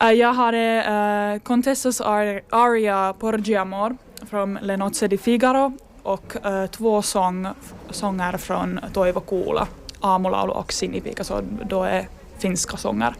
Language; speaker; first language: Swedish; non-native, local second language; Finnish